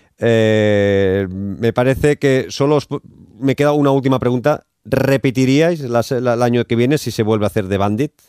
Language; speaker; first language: Spanish; non-native, local second language; Catalan